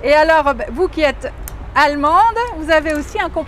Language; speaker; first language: French; native; French